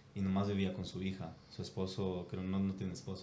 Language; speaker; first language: Spanish; early bilingual, heritage; Spanish